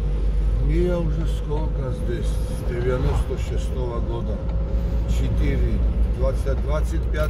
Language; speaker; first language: Russian; non-native, local second language; Georgian